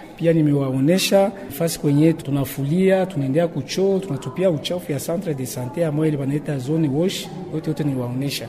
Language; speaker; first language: Swahili; native; Swahili